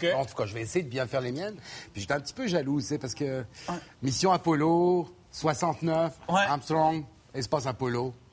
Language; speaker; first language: French; native; French